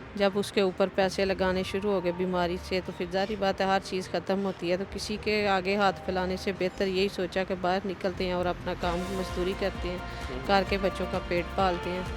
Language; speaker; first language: Urdu; non-native, local second language; Punjabi